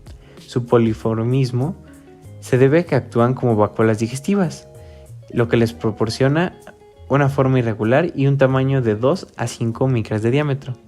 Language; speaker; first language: Spanish; native; Spanish